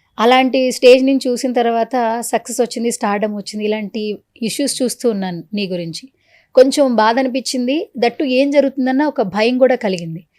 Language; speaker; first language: Telugu; native; Telugu